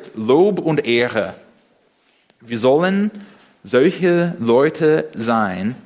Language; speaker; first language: German; non-native, fluent; English